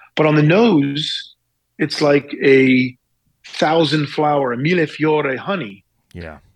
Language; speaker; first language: English; native; English